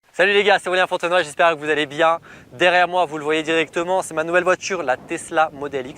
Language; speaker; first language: French; native; French